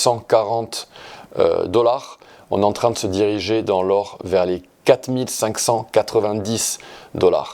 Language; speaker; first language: French; native; French